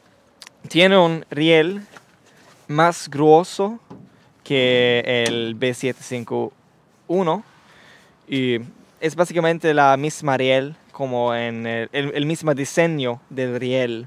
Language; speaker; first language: Spanish; non-native, learner; Swedish